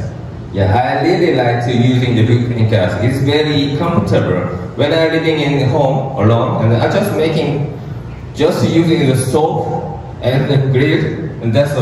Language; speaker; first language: English; non-native, learner; Korean